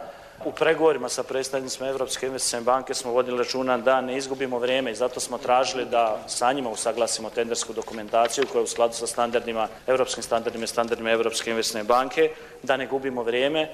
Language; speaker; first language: Croatian; native; Croatian